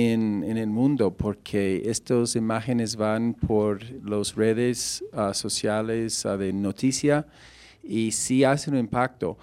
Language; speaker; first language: Spanish; non-native, fluent; English